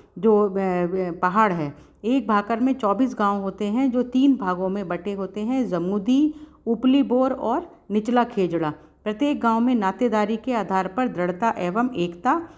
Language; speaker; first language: Hindi; native; Hindi